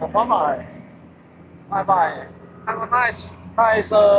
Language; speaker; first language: English; non-native, learner; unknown